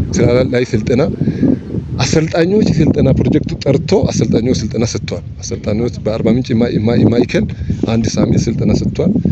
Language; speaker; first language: Amharic; non-native, local second language; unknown